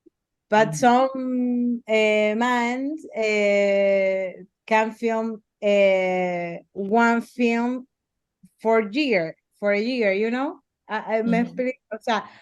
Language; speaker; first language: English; non-native, learner; Spanish